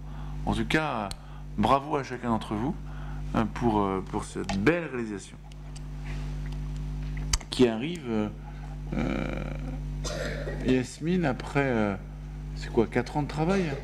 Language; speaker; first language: French; native; French